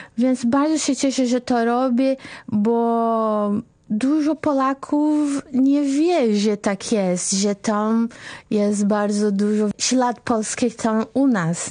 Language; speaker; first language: Polish; non-native, fluent; Portuguese